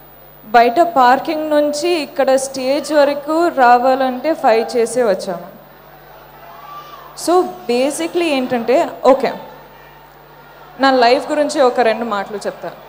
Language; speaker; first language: Telugu; non-native, local second language; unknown